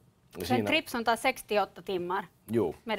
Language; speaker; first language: Swedish; native; Swedish